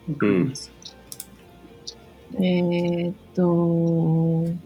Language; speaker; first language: Japanese; native; Japanese